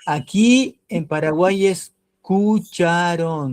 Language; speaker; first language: Spanish; non-native, fluent; Portuguese